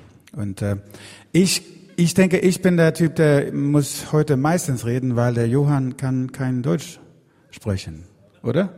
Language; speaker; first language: German; non-native, fluent; Swedish